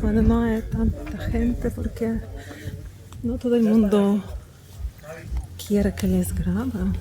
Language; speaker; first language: Spanish; non-native, fluent; Russian